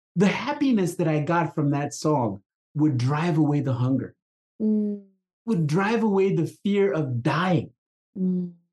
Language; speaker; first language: English; non-native, local second language; Igbo